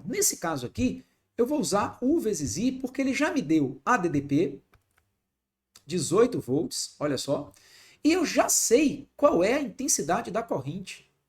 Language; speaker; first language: Portuguese; native; Portuguese